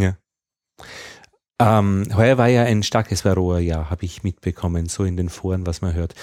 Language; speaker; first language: German; native; German